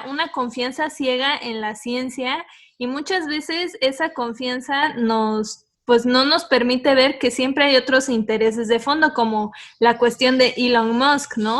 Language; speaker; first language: Spanish; native; Spanish